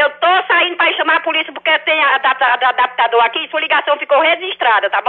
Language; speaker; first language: Portuguese; native; Portuguese